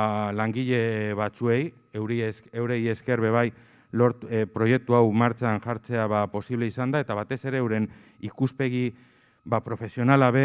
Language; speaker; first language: Basque; native; Basque